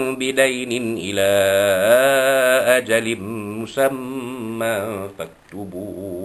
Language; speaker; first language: Arabic; non-native, learner; Malay